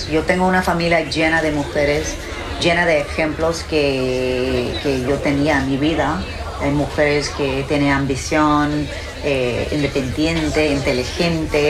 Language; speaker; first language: Spanish; early bilingual, heritage; English